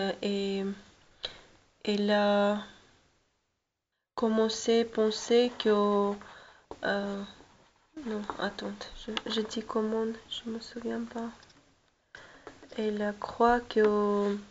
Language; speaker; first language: French; non-native, learner; Russian